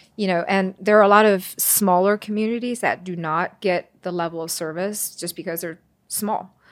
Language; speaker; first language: English; early bilingual, other home language; Chinese